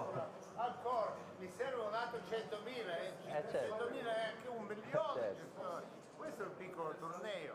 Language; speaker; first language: Italian; non-native, learner; Russian